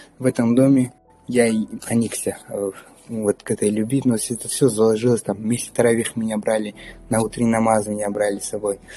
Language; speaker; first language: Russian; early bilingual, other home language; Pashto